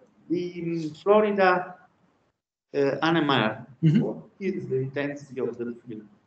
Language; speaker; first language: English; non-native, fluent; Italian